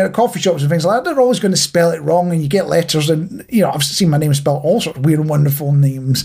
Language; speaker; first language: English; native; English